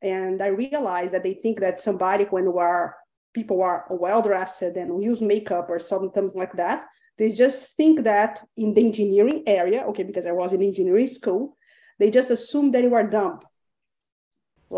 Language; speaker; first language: English; non-native, fluent; Portuguese